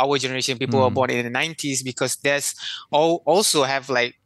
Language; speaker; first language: English; non-native, local second language; Malay